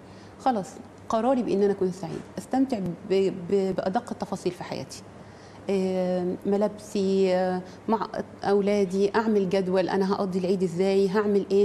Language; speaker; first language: Arabic; native; Arabic